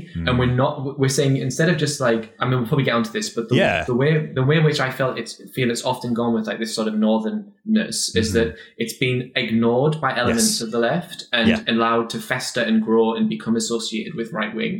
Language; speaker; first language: English; native; English